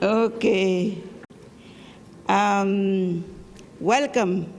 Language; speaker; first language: English; non-native, learner; Kʼicheʼ